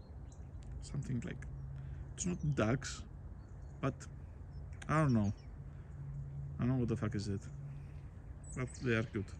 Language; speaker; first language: English; non-native, learner; Greek